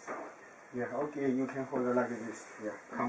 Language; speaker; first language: English; non-native, learner; Chinese